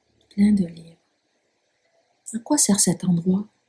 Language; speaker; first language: French; native; French